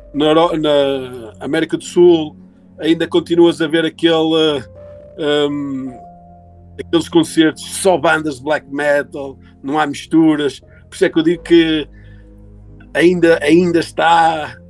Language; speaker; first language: Portuguese; early bilingual, heritage; Portuguese